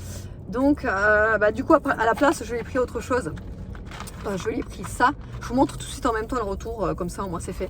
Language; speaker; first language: French; native; French